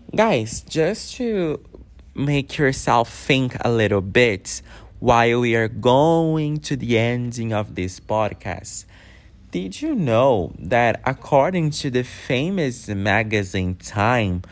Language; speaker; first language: English; non-native, fluent; Portuguese